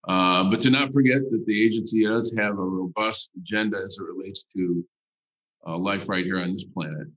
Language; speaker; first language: English; native; English